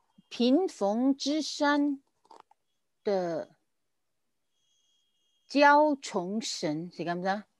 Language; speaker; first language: French; native; French